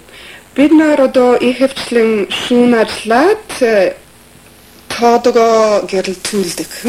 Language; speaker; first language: Mongolian; non-native, fluent; English